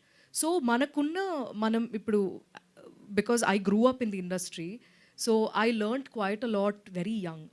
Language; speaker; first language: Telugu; non-native, local second language; Malayalam